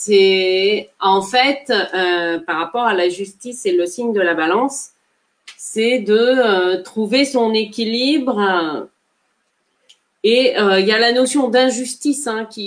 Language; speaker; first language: French; native; French